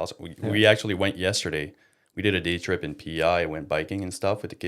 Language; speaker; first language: English; non-native, local second language; French